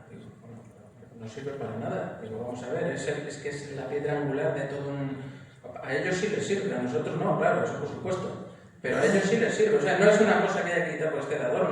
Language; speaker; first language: Spanish; native; Spanish